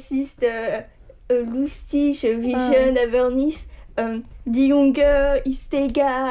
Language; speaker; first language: German; non-native, learner; French